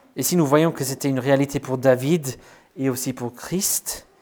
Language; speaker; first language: French; non-native, fluent; English